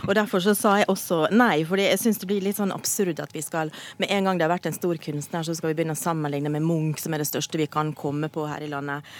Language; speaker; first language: Norwegian; native; Norwegian